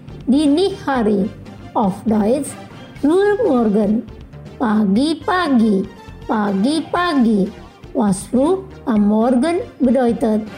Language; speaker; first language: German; non-native, fluent; Indonesian